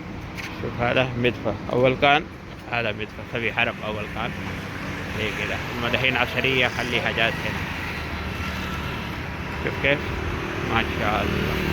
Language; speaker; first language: Arabic; non-native, learner; Urdu